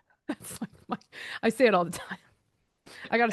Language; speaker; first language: English; native; English